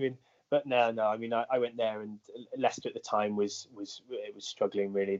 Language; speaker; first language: English; native; English